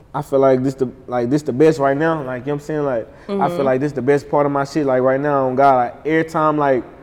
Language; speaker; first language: English; native; English